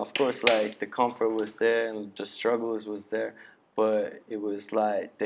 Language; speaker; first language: English; early bilingual, other home language; Persian